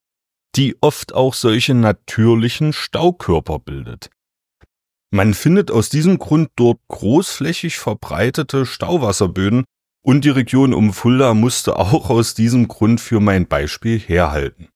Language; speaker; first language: German; native; German